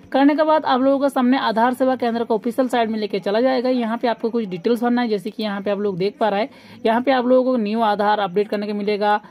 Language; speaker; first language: Hindi; non-native, local second language; Bangla